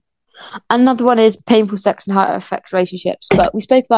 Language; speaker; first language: English; native; English